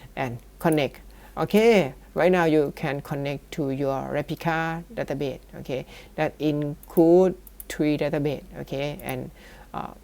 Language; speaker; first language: English; non-native, learner; Thai